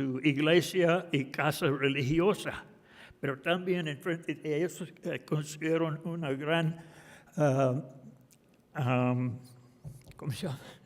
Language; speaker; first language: Spanish; non-native, fluent; English